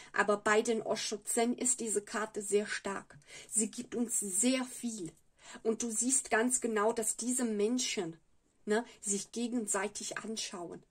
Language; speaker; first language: German; non-native, fluent; Italian